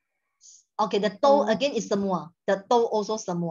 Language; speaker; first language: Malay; non-native, local second language; Chinese